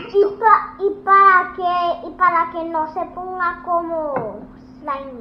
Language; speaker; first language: Spanish; early bilingual, heritage; English